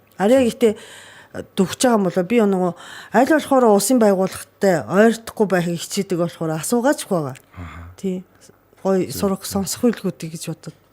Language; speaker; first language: Mongolian; non-native, fluent; Japanese